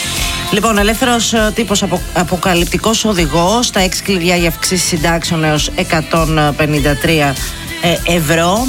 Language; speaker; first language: Greek; native; Greek